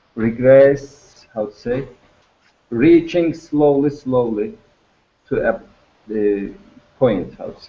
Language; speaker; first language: English; non-native, learner; Turkish